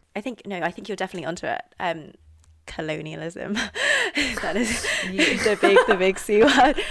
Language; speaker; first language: English; native; English